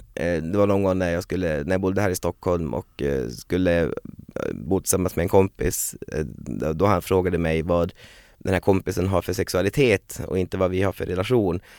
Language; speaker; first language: Swedish; native; Swedish